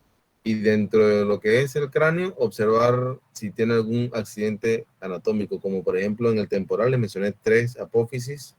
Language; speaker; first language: Spanish; native; Spanish